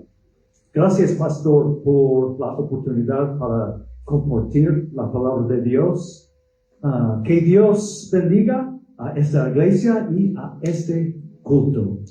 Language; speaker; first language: Spanish; non-native, fluent; English